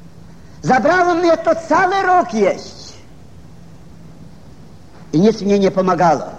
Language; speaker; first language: Polish; non-native, fluent; Ukrainian